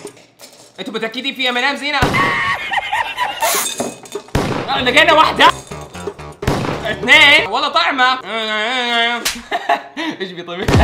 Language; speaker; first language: Arabic; native; Arabic